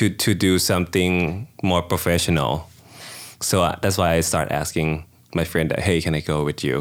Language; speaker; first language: English; non-native, fluent; Thai